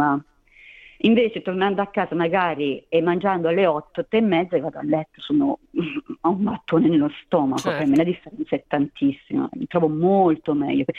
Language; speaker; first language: Italian; native; Italian